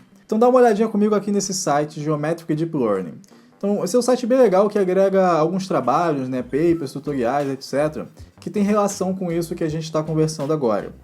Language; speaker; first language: Portuguese; native; Portuguese